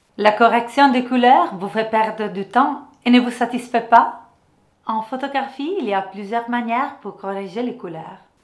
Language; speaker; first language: French; non-native, fluent; Italian